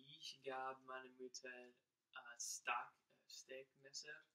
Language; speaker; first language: German; non-native, learner; English